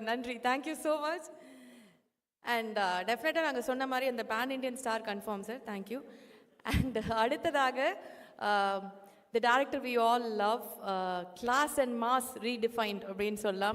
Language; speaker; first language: Tamil; native; Tamil